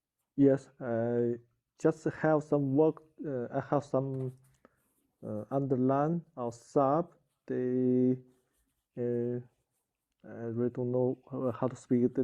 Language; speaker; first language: English; non-native, learner; Chinese